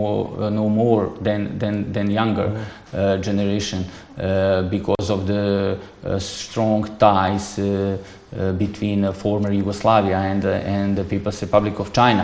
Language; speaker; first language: English; non-native, fluent; Serbian